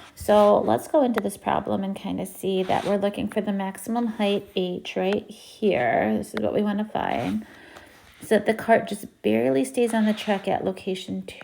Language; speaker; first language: English; native; English